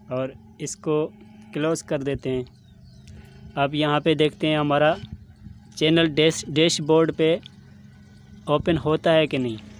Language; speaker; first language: Urdu; non-native, local second language; Sindhi